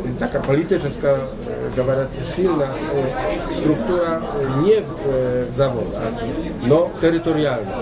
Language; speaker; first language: Russian; non-native, learner; Polish